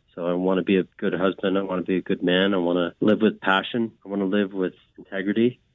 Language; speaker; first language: English; native; English